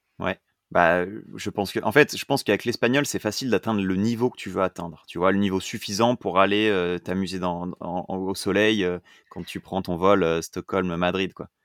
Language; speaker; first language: French; native; French